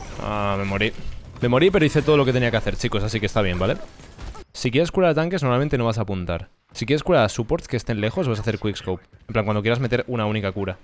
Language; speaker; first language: Spanish; native; Spanish